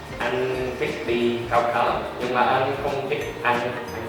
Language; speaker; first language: Vietnamese; non-native, learner; English